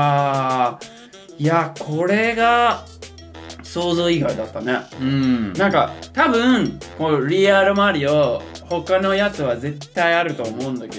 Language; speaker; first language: Japanese; non-native, fluent; English